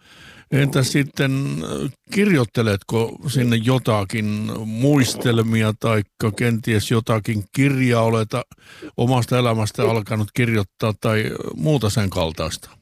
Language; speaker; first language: Finnish; native; Finnish